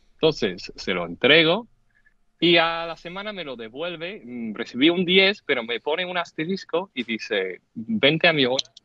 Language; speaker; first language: Spanish; non-native, fluent; English